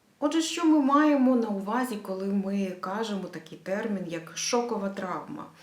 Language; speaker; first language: Ukrainian; native; Ukrainian